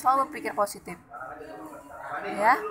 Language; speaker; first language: Indonesian; native; Indonesian